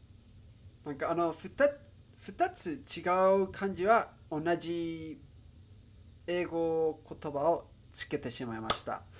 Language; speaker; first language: Japanese; non-native, learner; English